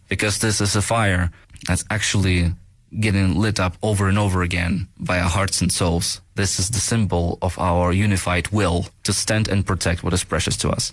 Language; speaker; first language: English; non-native, fluent; Russian